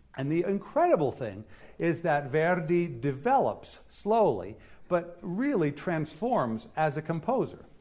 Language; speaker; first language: English; native; English